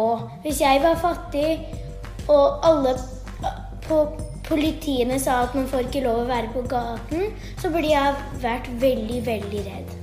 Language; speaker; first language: Norwegian; early bilingual, heritage; Norwegian